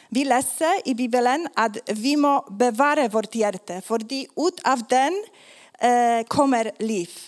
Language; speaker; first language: Swedish; non-native, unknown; Polish